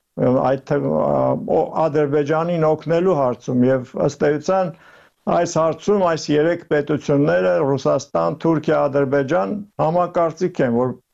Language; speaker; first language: Armenian; native; Armenian